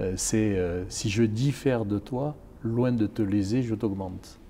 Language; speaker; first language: French; native; French